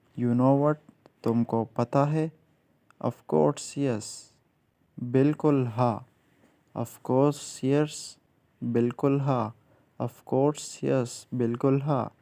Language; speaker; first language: Urdu; native; Urdu